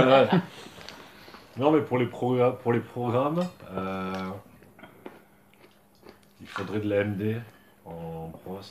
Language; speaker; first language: French; native; French